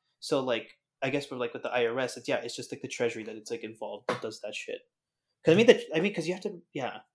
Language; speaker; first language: English; native; English